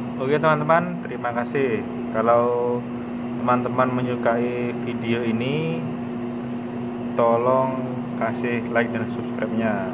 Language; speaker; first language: Malay; non-native, learner; Indonesian